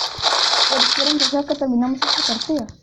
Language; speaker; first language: Spanish; native; Spanish